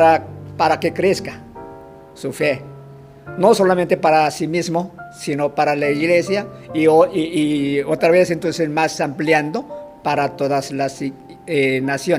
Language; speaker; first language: Spanish; non-native, fluent; Korean